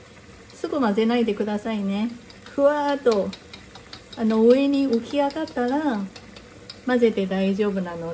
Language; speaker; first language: Japanese; non-native, learner; Chinese